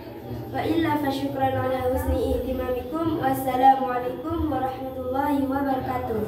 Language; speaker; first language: Arabic; non-native, learner; Indonesian